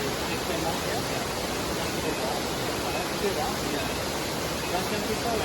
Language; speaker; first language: English; non-native, learner; Balinese